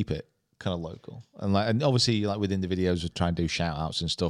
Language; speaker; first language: English; native; English